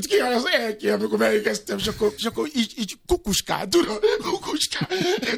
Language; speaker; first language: Hungarian; non-native, fluent; Yoruba